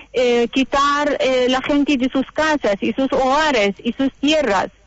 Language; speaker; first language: Spanish; non-native, learner; Arabic